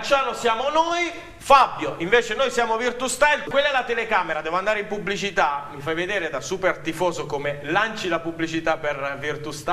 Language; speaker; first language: Italian; native; Italian